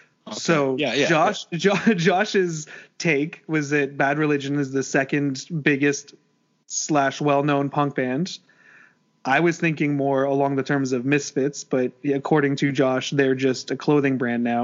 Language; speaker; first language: English; native; English